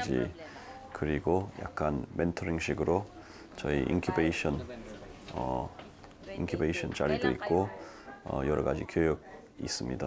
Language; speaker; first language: Korean; non-native, fluent; English